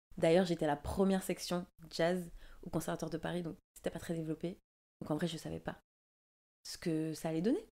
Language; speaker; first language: French; native; French